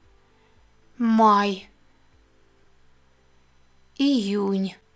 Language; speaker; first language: Russian; native; Russian